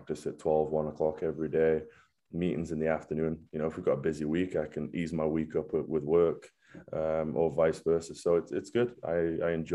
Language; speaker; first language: English; native; English